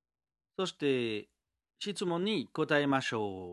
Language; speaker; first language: Japanese; non-native, fluent; French